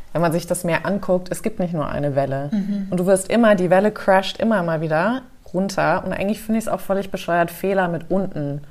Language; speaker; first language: German; early bilingual, heritage; German